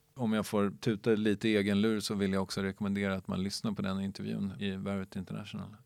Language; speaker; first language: Swedish; native; Swedish